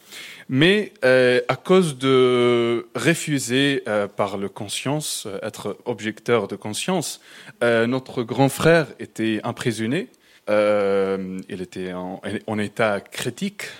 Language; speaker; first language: French; non-native, fluent; Arabic